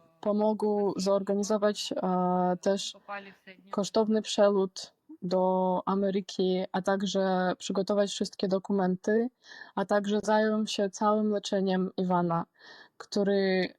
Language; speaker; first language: Polish; non-native, fluent; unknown